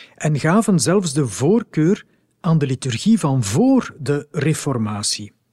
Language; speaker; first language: Dutch; native; Dutch